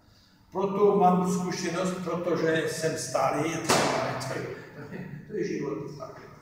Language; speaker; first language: Czech; non-native, learner; French